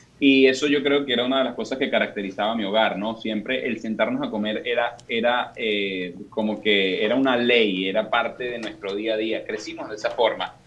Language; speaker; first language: Spanish; native; Spanish